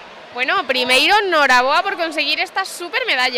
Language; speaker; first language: Galician; native; Galician